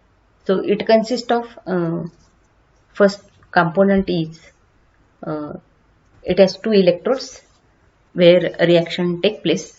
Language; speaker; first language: English; non-native, local second language; Marathi